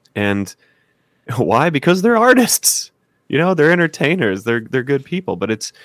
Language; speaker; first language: English; native; English